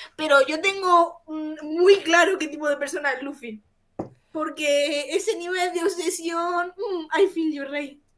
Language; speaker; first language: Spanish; native; Spanish